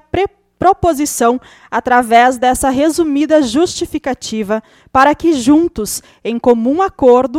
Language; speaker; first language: Portuguese; native; Portuguese